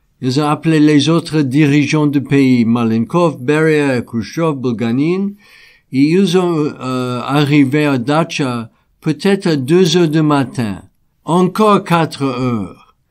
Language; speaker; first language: French; non-native, fluent; English